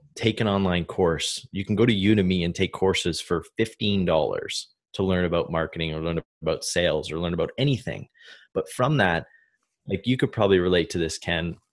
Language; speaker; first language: English; native; English